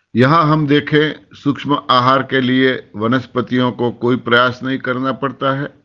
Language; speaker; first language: Hindi; non-native, local second language; Gujarati